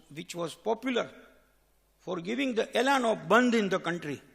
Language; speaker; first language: English; non-native, local second language; Gujarati